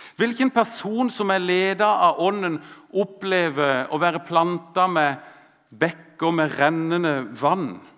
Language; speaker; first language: Norwegian; native; Norwegian